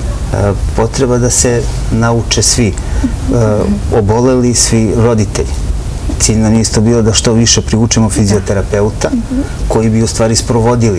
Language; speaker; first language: Serbian; native; Serbian